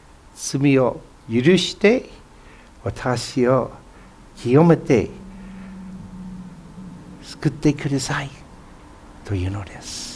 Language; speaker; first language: Japanese; non-native, fluent; English